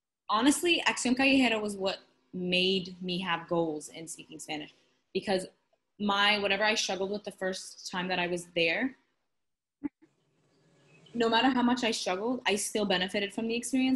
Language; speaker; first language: English; native; English